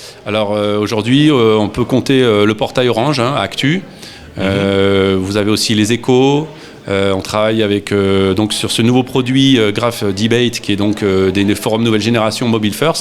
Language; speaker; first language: French; native; French